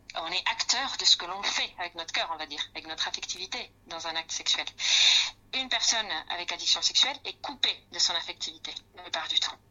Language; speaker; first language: French; non-native, fluent; Spanish